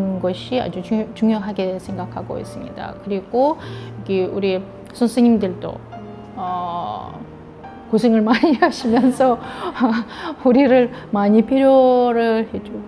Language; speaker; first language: Korean; non-native, fluent; Russian